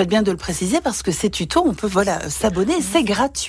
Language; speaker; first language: French; native; French